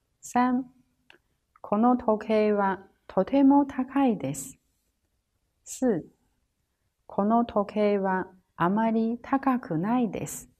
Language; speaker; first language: Japanese; non-native, fluent; Chinese